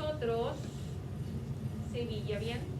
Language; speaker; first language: Spanish; non-native, fluent; English